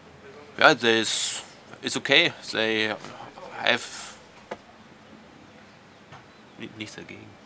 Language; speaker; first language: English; non-native, learner; German